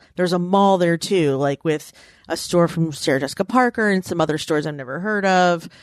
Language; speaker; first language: English; native; English